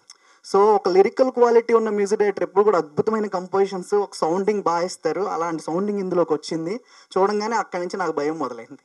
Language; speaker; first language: Telugu; native; Telugu